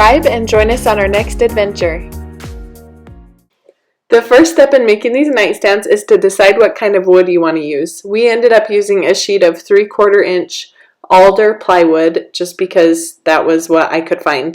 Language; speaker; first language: English; native; English